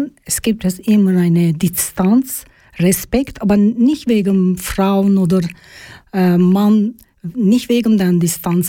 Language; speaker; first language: German; non-native, learner; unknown